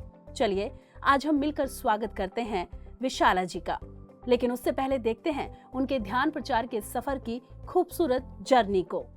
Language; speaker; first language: Hindi; native; Hindi